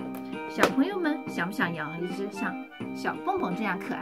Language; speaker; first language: Chinese; native; Chinese